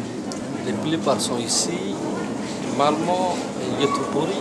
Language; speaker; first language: French; non-native, fluent; Somali